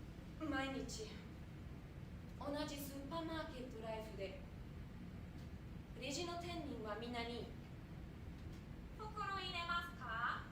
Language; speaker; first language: Japanese; non-native, fluent; German